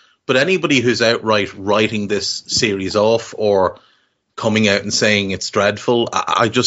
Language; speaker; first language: English; native; English